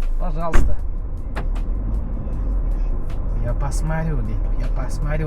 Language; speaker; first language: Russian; non-native, local second language; Kyrgyz